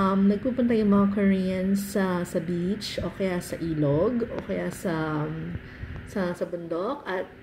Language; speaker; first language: Filipino; native; Filipino